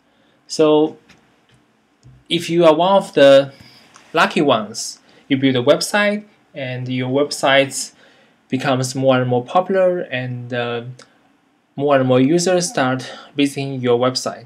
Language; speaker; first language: English; non-native, fluent; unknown